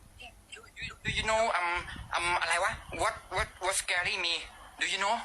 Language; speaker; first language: English; non-native, learner; Thai